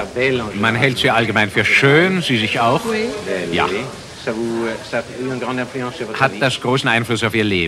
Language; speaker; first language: German; native; German